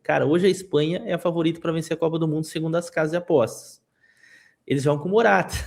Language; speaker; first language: Portuguese; native; Portuguese